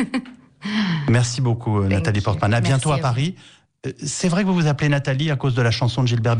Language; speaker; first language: French; native; French